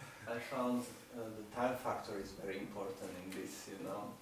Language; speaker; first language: English; non-native, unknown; Slovak